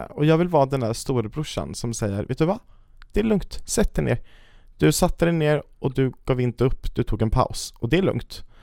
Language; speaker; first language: Swedish; native; Swedish